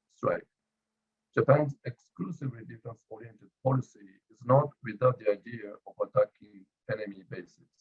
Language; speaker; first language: English; non-native, fluent; Japanese